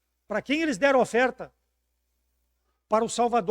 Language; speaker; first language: Portuguese; native; Portuguese